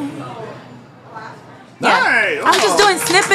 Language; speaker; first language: English; non-native, fluent; Bosnian